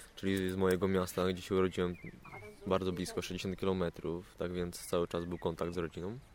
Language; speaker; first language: Polish; early bilingual, heritage; Polish